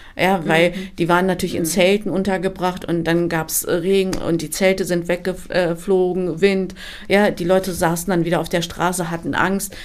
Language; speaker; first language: German; early bilingual, other home language; Turkish